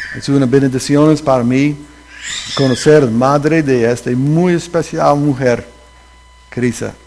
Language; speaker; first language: Spanish; non-native, learner; English